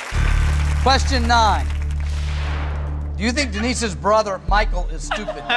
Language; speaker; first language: English; native; English